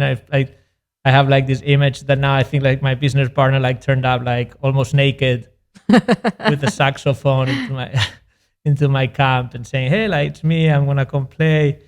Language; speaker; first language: English; non-native, fluent; Spanish